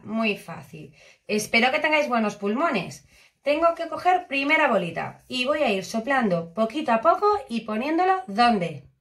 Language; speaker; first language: Spanish; native; Spanish